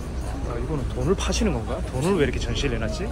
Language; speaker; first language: Korean; native; Korean